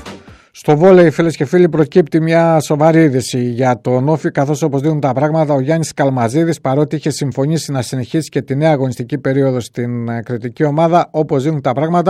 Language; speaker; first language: Greek; native; Greek